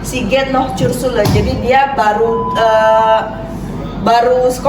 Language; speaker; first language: German; non-native, fluent; Indonesian